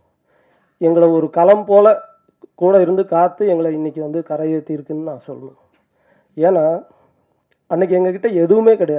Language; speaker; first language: Tamil; native; Tamil